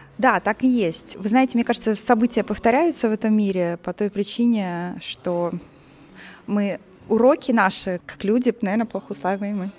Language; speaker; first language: Russian; native; Russian